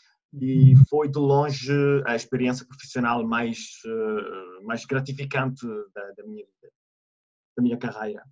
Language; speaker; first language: Portuguese; non-native, fluent; Italian